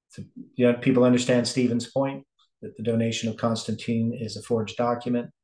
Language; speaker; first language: English; native; English